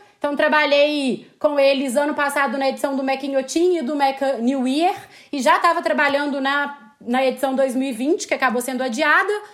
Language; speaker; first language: Portuguese; native; Portuguese